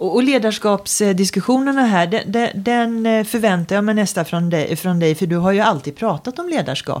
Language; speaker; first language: Swedish; native; Swedish